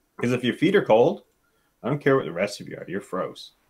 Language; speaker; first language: English; native; English